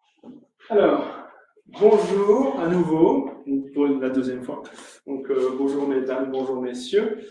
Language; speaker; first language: French; native; French